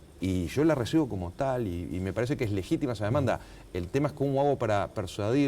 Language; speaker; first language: Spanish; native; Spanish